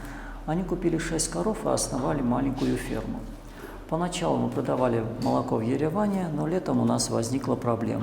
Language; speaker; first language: Russian; native; Russian